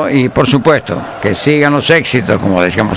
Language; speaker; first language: Spanish; native; Spanish